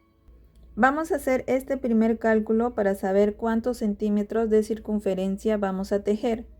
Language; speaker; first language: Spanish; native; Spanish